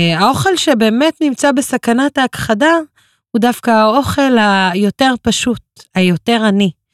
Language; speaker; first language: Hebrew; non-native, local second language; Arabic